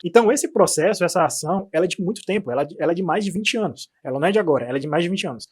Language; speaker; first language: Portuguese; native; Portuguese